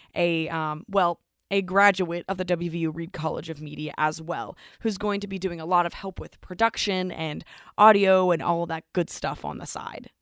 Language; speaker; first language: English; native; English